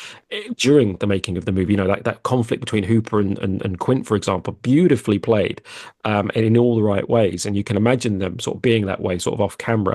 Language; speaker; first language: English; native; English